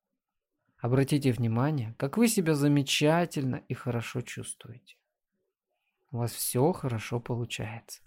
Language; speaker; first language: Russian; native; Russian